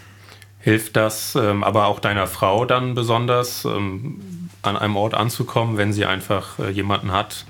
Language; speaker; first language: German; native; German